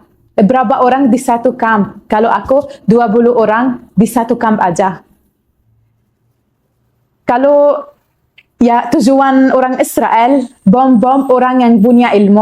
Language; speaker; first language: Indonesian; non-native, learner; Arabic